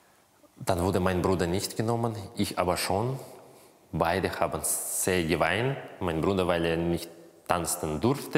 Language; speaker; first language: German; non-native, fluent; Russian